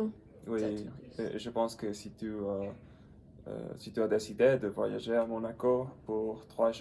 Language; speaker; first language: French; non-native, learner; English